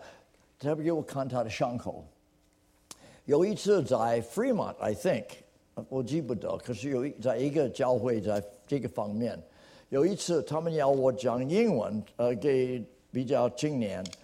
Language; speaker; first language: Chinese; non-native, fluent; English